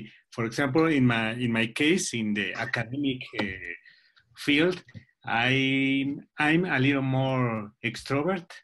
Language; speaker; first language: English; non-native, learner; Spanish